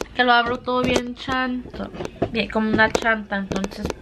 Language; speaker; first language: Spanish; early bilingual, other home language; English